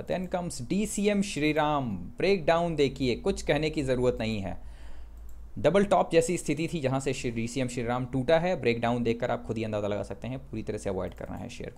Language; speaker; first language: Hindi; native; Hindi